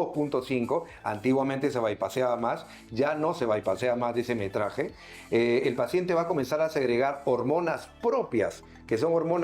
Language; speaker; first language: Spanish; native; Spanish